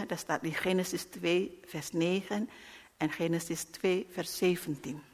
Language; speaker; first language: Dutch; non-native, learner; Indonesian